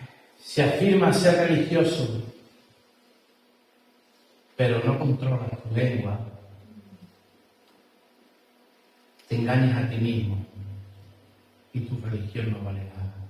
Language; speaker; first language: Spanish; native; Spanish